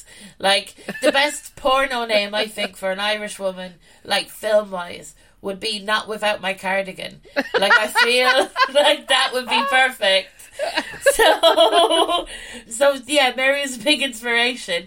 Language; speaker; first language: English; native; English